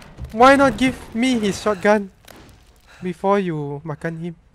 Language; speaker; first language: English; non-native, local second language; Chinese